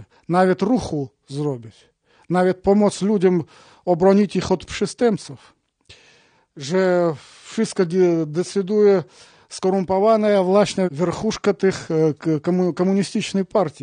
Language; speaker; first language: Polish; non-native, learner; Russian